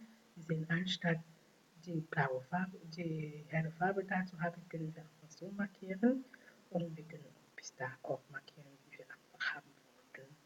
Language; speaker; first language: German; non-native, fluent; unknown